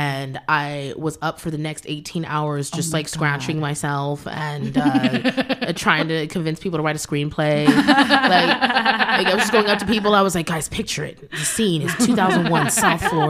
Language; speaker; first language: English; native; English